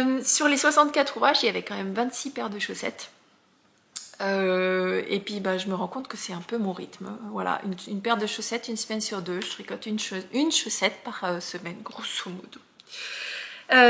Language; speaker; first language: French; native; French